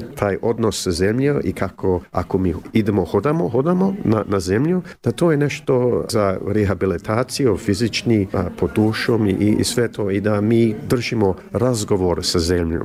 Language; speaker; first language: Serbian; early bilingual, heritage; Croatian